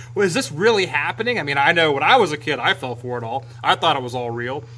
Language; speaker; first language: English; native; English